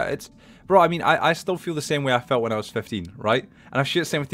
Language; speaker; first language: English; native; English